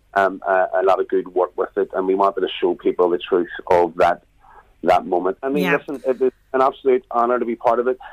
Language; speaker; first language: English; native; English